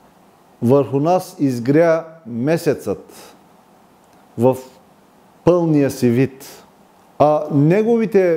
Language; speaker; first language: Bulgarian; non-native, local second language; Turkish